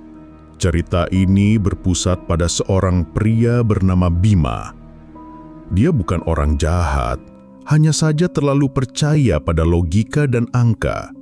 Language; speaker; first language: Indonesian; native; Indonesian